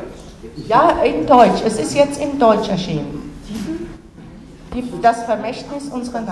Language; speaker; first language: German; non-native, fluent; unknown